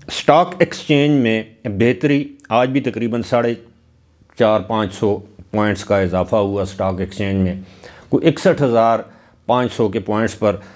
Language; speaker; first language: Urdu; non-native, local second language; Northern Hindko